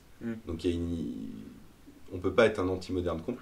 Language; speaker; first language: French; native; French